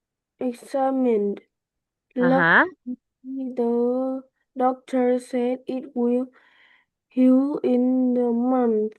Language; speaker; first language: English; non-native, learner; Vietnamese